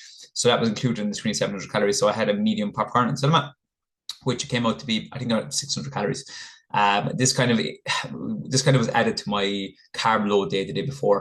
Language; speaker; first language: English; native; English